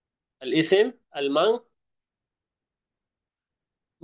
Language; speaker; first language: Arabic; non-native, fluent; Malay